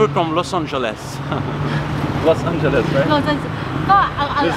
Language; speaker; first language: French; native; French